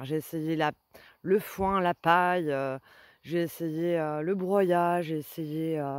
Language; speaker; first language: French; native; French